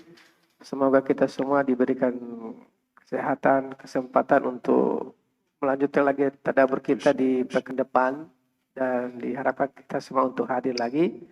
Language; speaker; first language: Indonesian; native; Indonesian